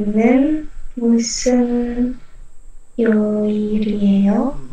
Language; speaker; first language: Korean; non-native, learner; Indonesian